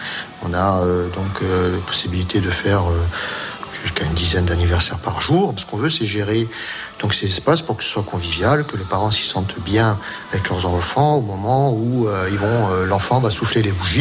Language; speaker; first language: French; native; French